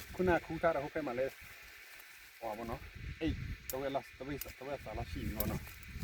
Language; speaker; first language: Burmese; non-native, local second language; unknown